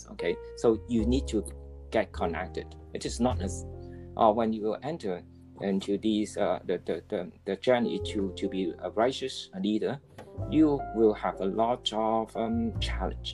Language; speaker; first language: English; non-native, local second language; Cantonese